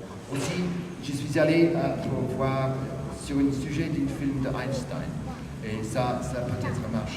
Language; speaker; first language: French; non-native, fluent; English